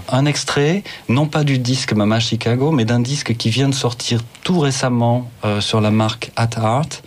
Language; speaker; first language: French; native; French